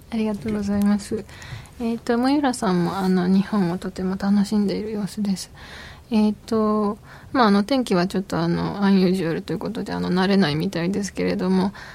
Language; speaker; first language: Japanese; native; Japanese